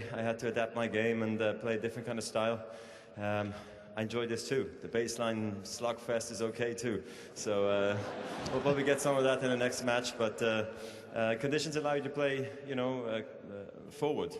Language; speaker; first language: English; non-native, fluent; German